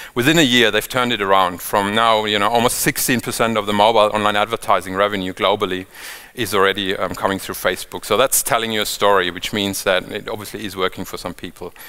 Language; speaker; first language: English; non-native, fluent; German